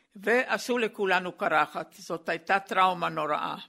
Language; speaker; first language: Hebrew; non-native, fluent; Slovak